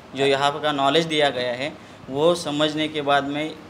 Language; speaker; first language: Hindi; non-native, local second language; Marathi